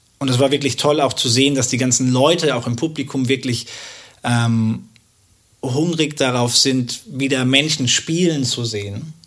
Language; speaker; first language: German; native; German